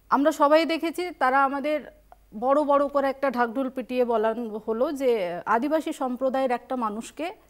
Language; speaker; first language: Bangla; non-native, local second language; Santali